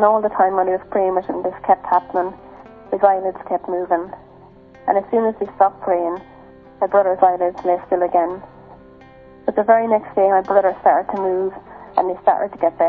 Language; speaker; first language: English; native; English